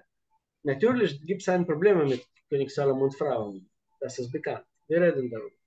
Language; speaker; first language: German; non-native, fluent; Russian